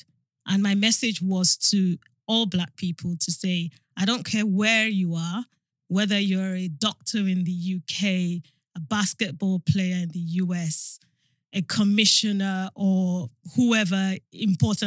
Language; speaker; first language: English; non-native, local second language; Yoruba